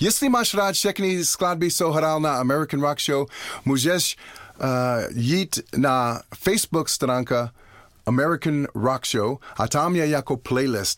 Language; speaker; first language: Czech; non-native, learner; English